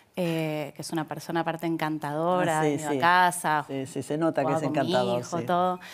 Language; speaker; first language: Spanish; native; Spanish